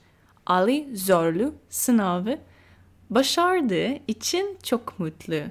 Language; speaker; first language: Turkish; non-native, learner; English